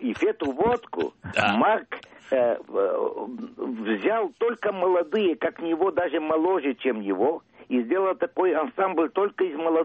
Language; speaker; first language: Russian; early bilingual, heritage; Russian